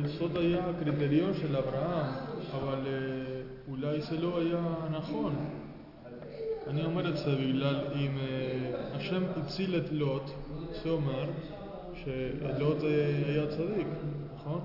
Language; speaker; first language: Hebrew; non-native, learner; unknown